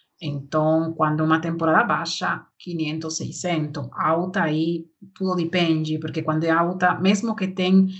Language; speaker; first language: Portuguese; non-native, learner; Spanish